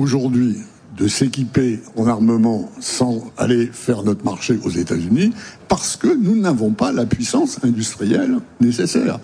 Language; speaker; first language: French; native; French